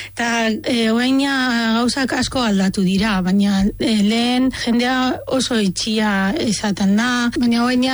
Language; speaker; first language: Basque; non-native, fluent; Arabic